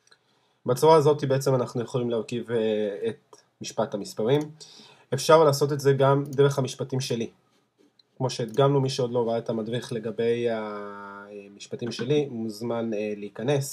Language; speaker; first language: Hebrew; native; Hebrew